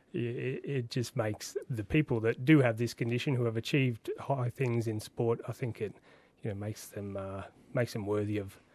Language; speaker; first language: English; native; English